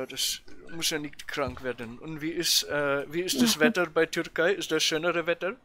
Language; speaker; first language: German; native; German